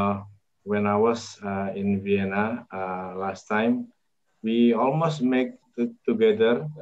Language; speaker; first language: English; non-native, local second language; Indonesian